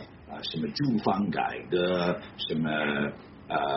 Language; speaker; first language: Chinese; non-native, fluent; English